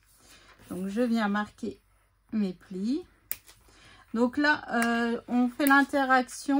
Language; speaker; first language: French; native; French